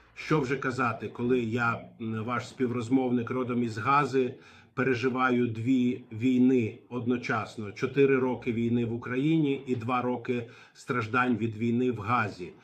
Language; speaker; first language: Ukrainian; non-native, fluent; Arabic